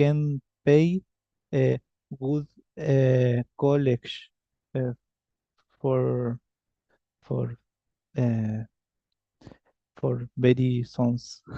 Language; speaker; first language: English; non-native, learner; Spanish